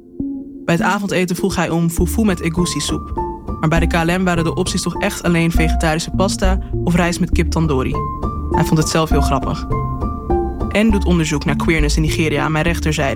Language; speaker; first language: Dutch; native; Dutch